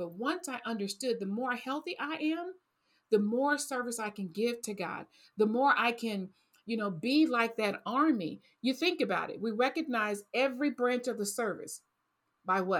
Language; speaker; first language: English; native; English